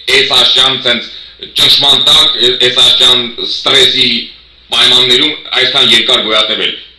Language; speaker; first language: Armenian; native; Armenian